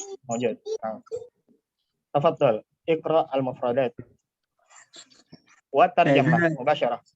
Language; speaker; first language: Arabic; non-native, fluent; Indonesian